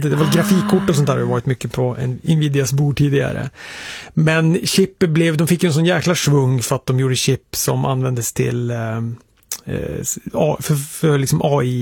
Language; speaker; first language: Swedish; native; Swedish